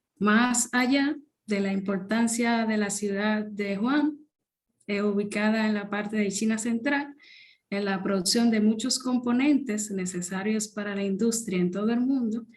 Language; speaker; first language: Spanish; native; Spanish